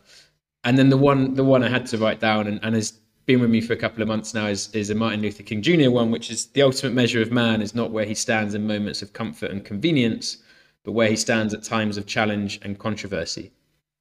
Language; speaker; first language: English; native; English